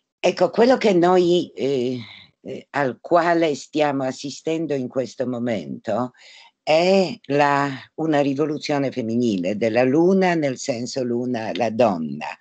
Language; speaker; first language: Italian; non-native, fluent; Polish